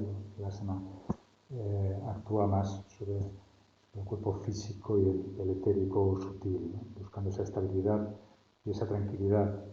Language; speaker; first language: Spanish; native; Spanish